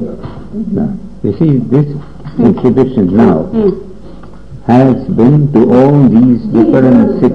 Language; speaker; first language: English; non-native, fluent; Russian